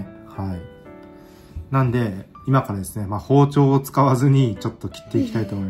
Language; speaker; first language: Japanese; native; Japanese